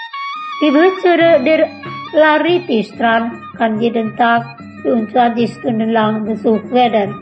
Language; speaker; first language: German; non-native, fluent; Indonesian